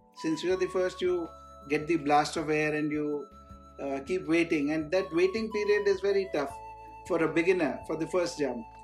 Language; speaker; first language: English; non-native, local second language; Hindi